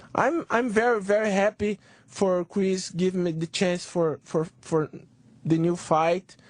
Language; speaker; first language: English; non-native, learner; Portuguese